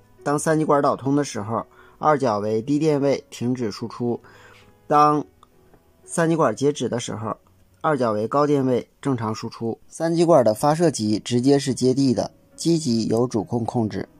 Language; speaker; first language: Chinese; native; Chinese